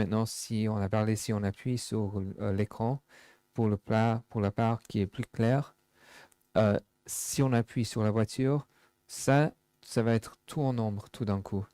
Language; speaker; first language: French; non-native, fluent; English